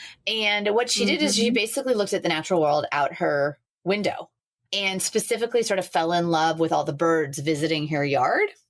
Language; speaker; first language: English; native; English